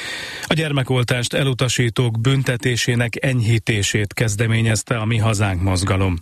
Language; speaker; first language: Hungarian; native; Hungarian